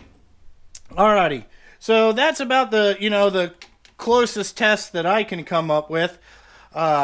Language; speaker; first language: English; native; English